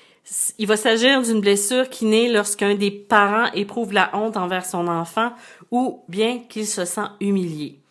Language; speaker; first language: French; native; French